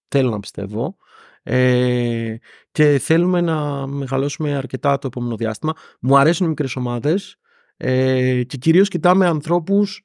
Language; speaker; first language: Greek; native; Greek